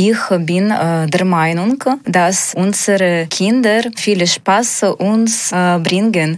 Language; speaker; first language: German; non-native, learner; Ukrainian